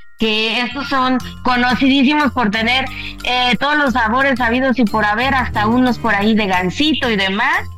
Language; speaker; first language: Spanish; native; Spanish